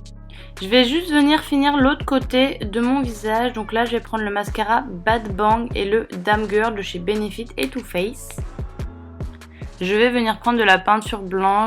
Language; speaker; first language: French; native; French